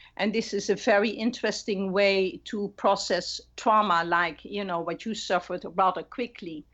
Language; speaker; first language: English; non-native, fluent; Dutch